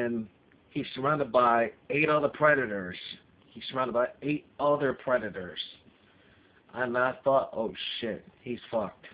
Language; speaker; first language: English; native; English